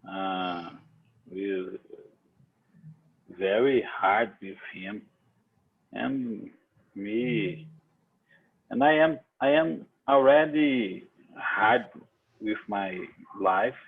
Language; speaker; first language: English; non-native, learner; Portuguese